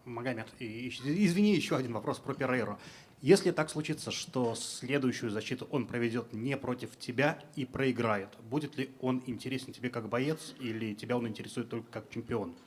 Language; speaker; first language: Russian; native; Russian